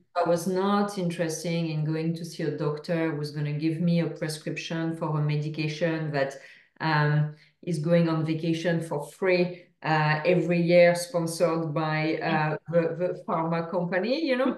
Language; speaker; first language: English; non-native, fluent; French